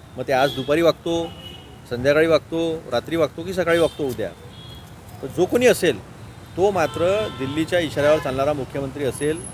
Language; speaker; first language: Marathi; native; Marathi